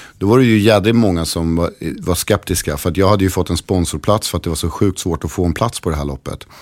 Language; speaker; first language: Swedish; native; Swedish